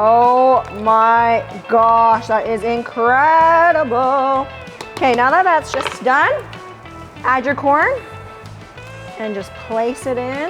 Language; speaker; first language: English; native; English